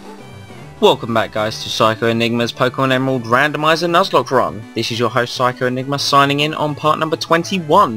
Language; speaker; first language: English; native; English